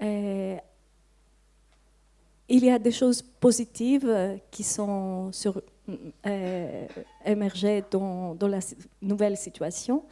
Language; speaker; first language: French; non-native, fluent; Greek